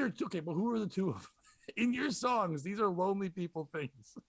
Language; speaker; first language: English; native; English